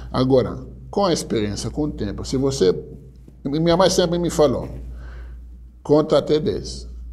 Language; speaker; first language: Portuguese; non-native, fluent; Hebrew